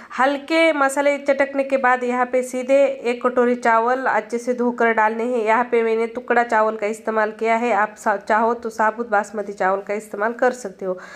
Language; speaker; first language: Hindi; non-native, local second language; Marathi